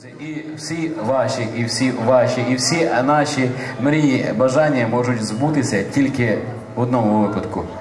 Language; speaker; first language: Ukrainian; native; Ukrainian